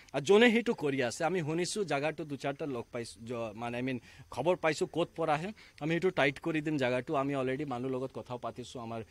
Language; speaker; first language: Assamese; non-native, fluent; Hindi